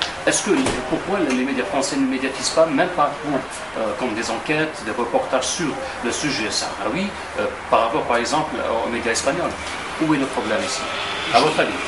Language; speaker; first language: French; non-native, local second language; Arabic